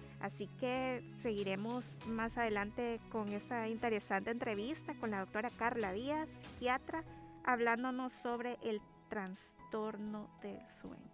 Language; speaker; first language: Spanish; native; Spanish